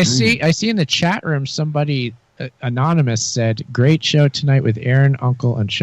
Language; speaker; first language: English; native; English